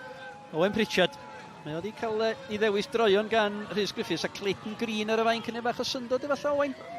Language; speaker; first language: Welsh; native; Welsh